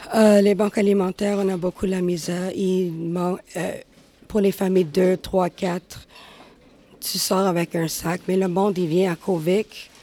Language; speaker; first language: French; native; French